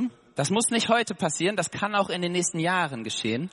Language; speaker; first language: German; native; German